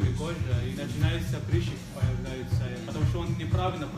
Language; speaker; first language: Russian; non-native, local second language; Georgian